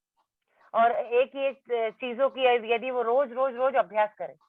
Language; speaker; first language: Hindi; native; Hindi